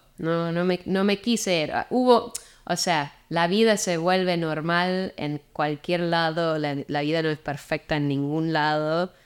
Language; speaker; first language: Spanish; non-native, fluent; English